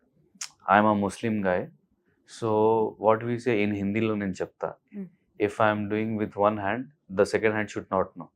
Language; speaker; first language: Telugu; non-native, learner; Hindi